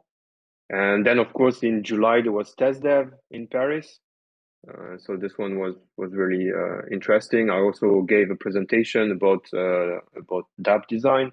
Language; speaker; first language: English; non-native, fluent; French